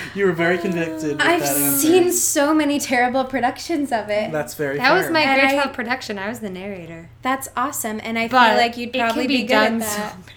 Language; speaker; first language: English; native; English